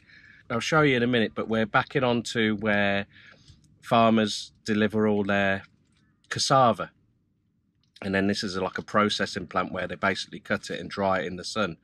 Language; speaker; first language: English; native; English